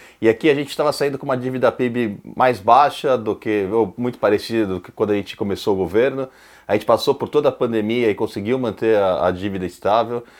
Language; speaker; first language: Portuguese; native; Portuguese